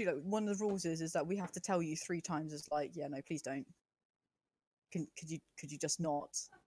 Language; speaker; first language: English; native; English